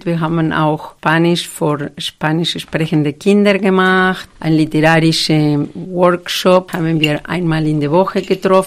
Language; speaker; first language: German; non-native, fluent; Spanish